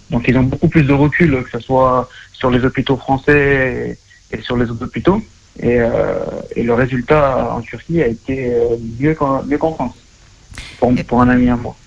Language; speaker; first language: French; native; French